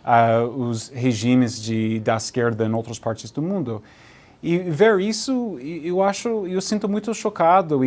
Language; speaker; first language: Portuguese; non-native, learner; English